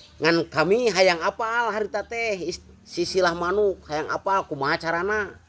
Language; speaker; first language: Sundanese; non-native, fluent; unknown